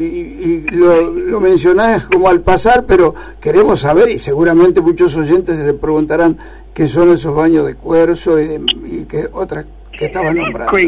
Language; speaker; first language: Spanish; native; Spanish